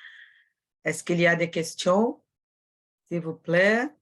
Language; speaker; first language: French; non-native, fluent; Portuguese